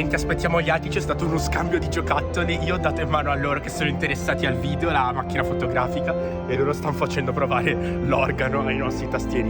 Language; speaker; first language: Italian; native; Italian